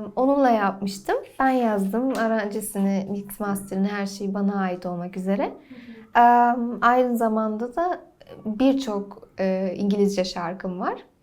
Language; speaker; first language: Turkish; early bilingual, heritage; Turkish